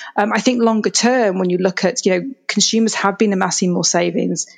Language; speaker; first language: English; native; English